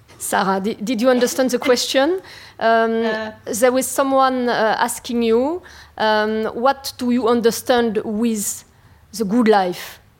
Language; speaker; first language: English; non-native, fluent; French